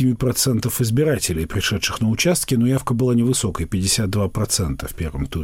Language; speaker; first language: Russian; native; Russian